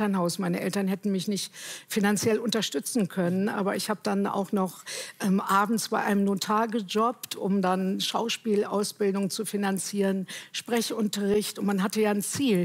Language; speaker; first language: German; native; German